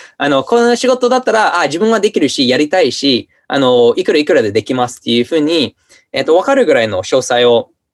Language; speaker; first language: Japanese; non-native, fluent; English